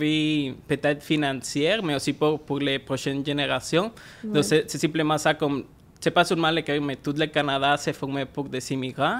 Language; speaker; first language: French; non-native, fluent; Spanish